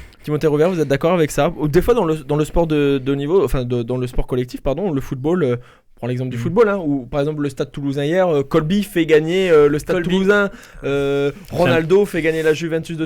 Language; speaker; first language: French; native; French